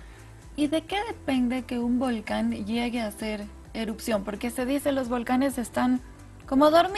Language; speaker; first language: Spanish; native; Spanish